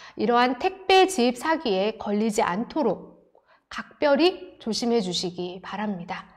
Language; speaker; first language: Korean; native; Korean